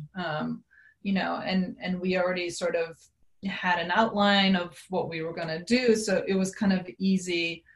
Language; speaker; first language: English; non-native, fluent; Serbian